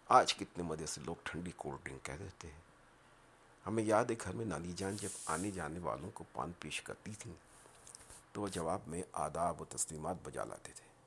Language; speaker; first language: Urdu; native; Urdu